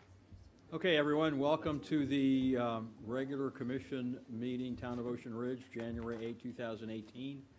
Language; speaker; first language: English; native; English